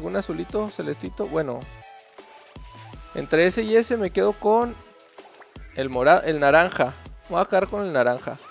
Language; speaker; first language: Spanish; native; Spanish